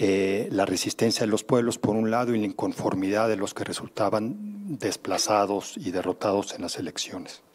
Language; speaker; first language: Spanish; native; Spanish